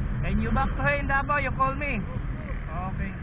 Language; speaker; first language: English; non-native, learner; Arabic